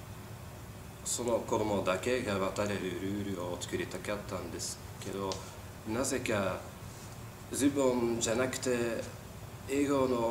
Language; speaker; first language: Japanese; non-native, learner; Dutch